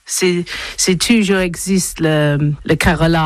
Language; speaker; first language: French; non-native, learner; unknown